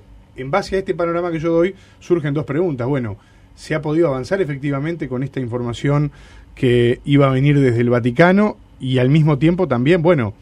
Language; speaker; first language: Spanish; native; Spanish